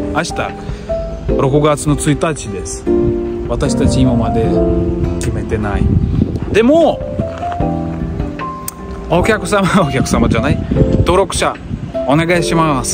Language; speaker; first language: Japanese; non-native, learner; Russian